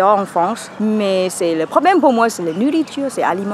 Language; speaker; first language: French; non-native, learner; Thai